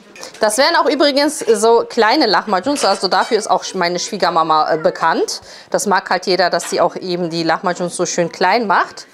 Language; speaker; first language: German; early bilingual, other home language; Polish